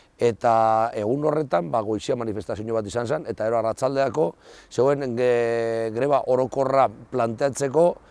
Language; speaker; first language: Basque; non-native, local second language; Spanish